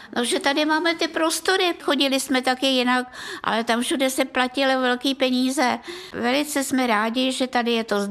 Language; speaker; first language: Czech; non-native, fluent; Russian